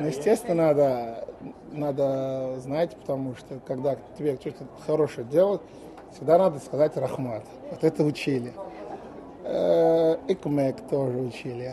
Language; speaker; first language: Russian; non-native, learner; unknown